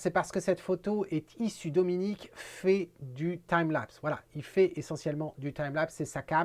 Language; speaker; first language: French; native; French